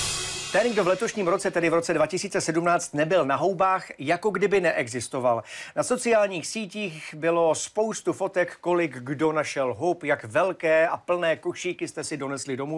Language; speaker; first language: Czech; native; Czech